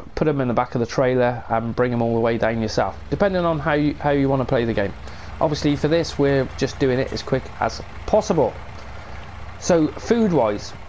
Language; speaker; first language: English; native; English